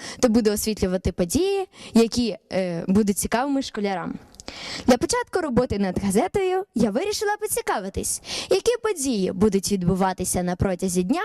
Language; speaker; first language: Ukrainian; native; Ukrainian